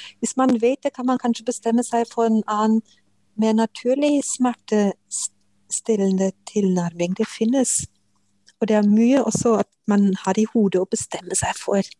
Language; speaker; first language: Norwegian; non-native, fluent; German